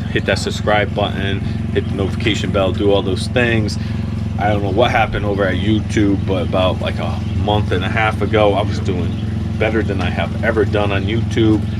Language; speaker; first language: English; native; English